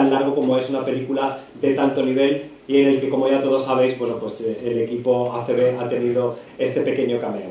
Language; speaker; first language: Spanish; native; Spanish